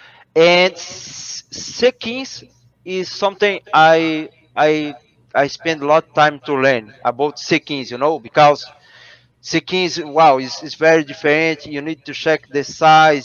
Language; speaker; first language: English; non-native, learner; Portuguese